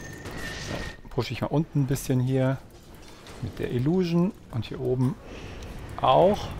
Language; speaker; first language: German; native; German